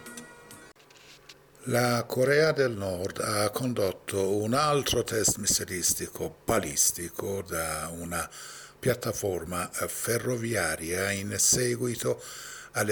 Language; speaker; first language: Italian; non-native, fluent; Persian